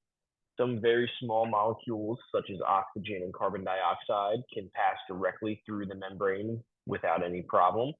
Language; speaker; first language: English; native; English